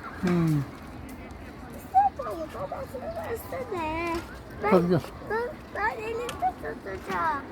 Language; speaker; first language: Turkish; early bilingual, heritage; Turkish